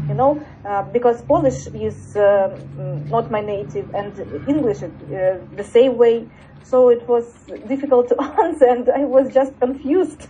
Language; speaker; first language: English; non-native, learner; Russian